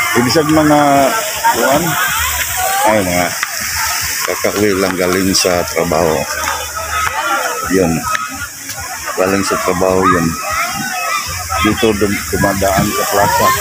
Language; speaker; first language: Filipino; non-native, local second language; Cebuano